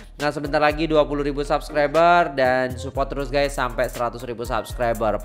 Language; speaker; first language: Indonesian; native; Indonesian